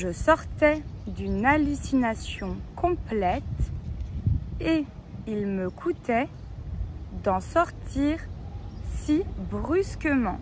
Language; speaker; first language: French; native; French